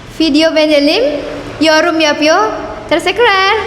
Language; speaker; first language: Turkish; non-native, learner; Indonesian